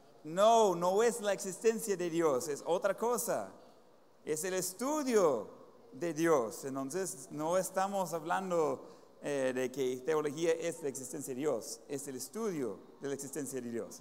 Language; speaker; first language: Spanish; non-native, fluent; English